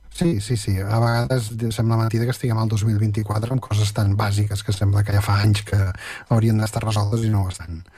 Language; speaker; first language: Catalan; native; Catalan